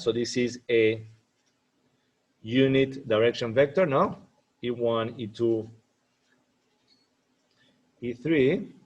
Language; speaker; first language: English; non-native, fluent; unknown